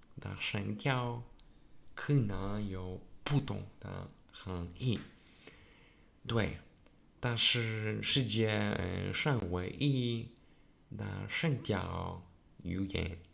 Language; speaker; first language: Chinese; non-native, learner; Polish